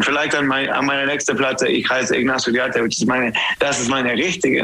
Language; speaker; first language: German; non-native, fluent; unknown